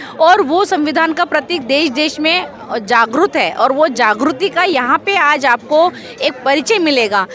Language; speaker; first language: Hindi; non-native, local second language; Marathi